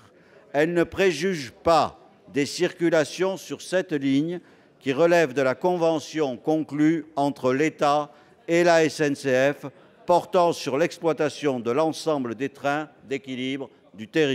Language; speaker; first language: French; native; French